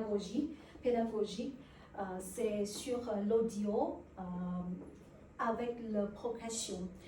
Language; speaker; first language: French; non-native, learner; Vietnamese